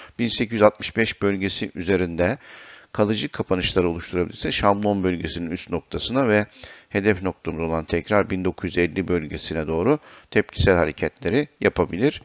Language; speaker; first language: Turkish; native; Turkish